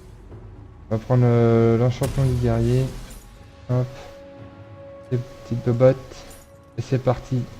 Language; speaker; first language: French; native; French